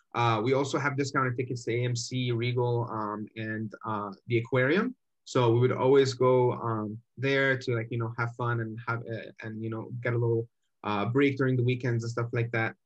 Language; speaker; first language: English; native; English